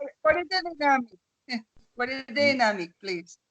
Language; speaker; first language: English; non-native, learner; Spanish